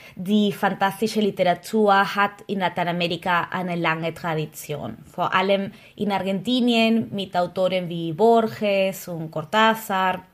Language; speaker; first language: German; non-native, fluent; Spanish